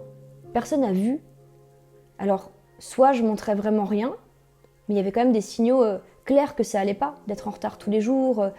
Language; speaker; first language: French; native; French